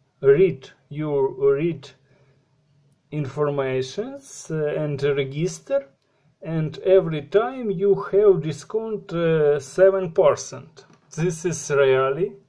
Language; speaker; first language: English; non-native, learner; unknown